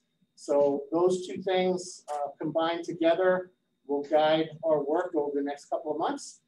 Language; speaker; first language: English; native; English